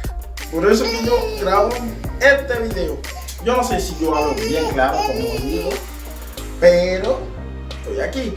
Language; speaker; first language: Spanish; non-native, learner; Haitian Creole